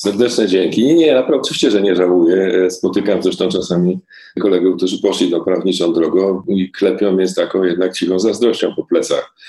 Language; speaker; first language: Polish; native; Polish